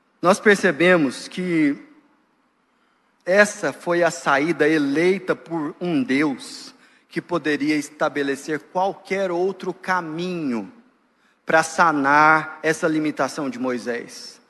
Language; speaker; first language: Portuguese; native; Portuguese